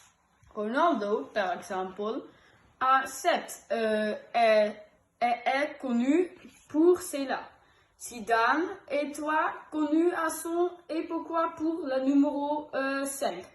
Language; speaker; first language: French; non-native, learner; Dutch